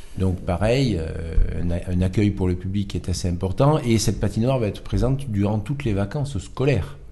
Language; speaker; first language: French; native; French